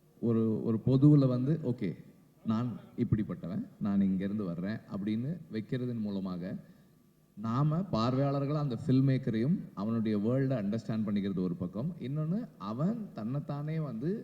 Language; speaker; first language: Tamil; native; Tamil